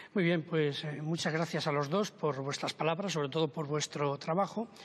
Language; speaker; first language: Spanish; native; Spanish